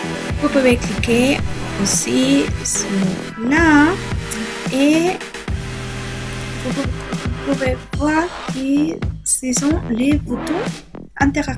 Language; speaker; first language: French; non-native, learner; Spanish